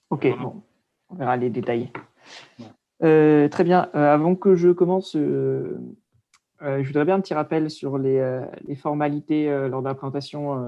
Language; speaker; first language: French; native; French